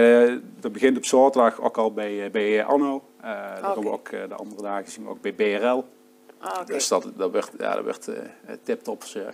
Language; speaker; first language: Dutch; native; Dutch